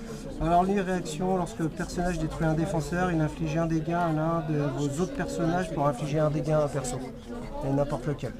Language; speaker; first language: French; native; French